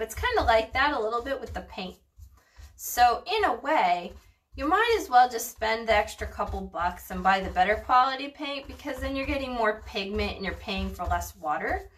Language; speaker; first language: English; early bilingual, other home language; Spanish